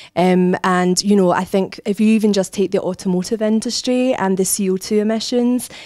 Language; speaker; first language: English; native; English